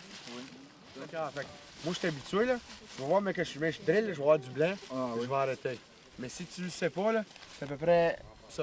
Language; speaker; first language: French; native; French